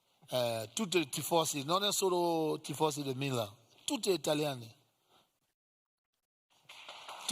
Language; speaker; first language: Italian; non-native, learner; English